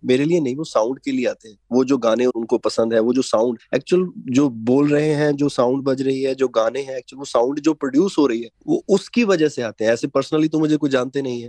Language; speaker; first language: Hindi; non-native, local second language; Punjabi